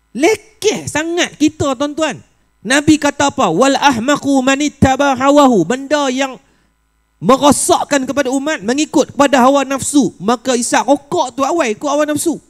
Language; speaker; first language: Malay; native; Malay